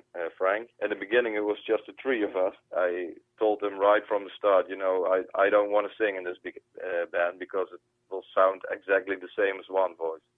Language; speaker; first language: English; non-native, fluent; Dutch